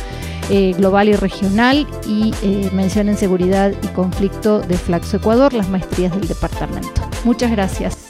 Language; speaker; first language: Spanish; native; Spanish